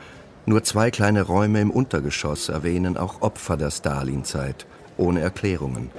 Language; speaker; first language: German; native; German